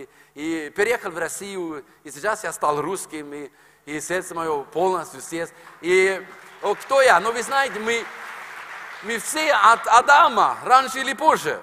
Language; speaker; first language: Russian; non-native, fluent; Norwegian